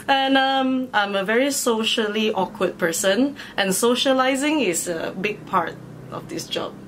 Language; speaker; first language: English; non-native, local second language; Chinese